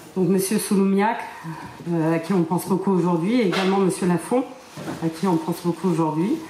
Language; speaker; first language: French; native; French